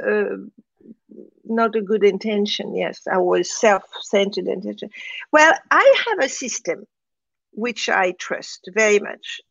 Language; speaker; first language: English; non-native, fluent; French